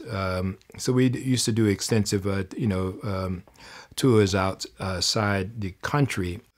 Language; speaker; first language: English; native; English